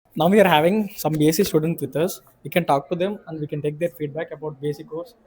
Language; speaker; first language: English; non-native, local second language; Telugu